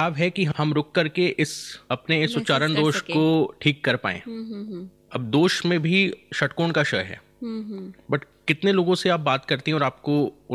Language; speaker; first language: Hindi; native; Hindi